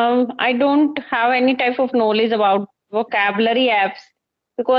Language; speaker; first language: English; non-native, local second language; Hindi